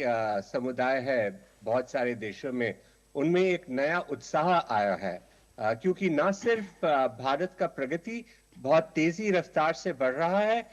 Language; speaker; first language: Hindi; native; Hindi